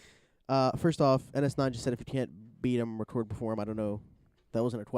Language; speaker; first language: English; native; English